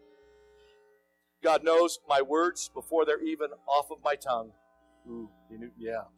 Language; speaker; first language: English; native; English